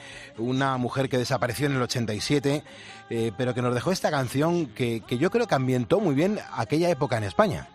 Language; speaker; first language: Spanish; native; Spanish